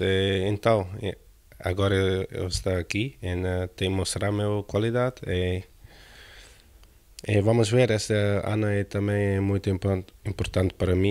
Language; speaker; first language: Portuguese; non-native, learner; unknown